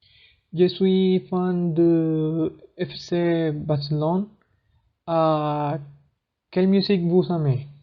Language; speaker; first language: French; non-native, learner; Spanish